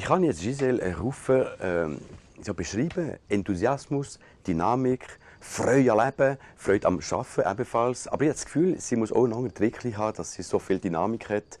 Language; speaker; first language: German; native; German